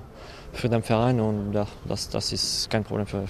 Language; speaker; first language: German; non-native, learner; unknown